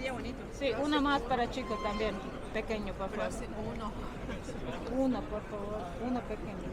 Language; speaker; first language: Spanish; non-native, learner; Latvian